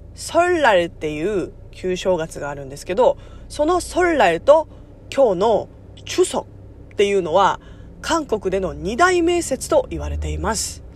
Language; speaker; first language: Japanese; non-native, fluent; Korean